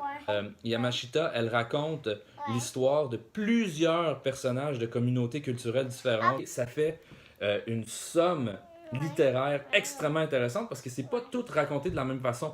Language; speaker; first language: French; native; French